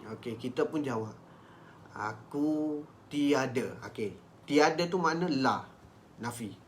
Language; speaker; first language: Malay; native; Malay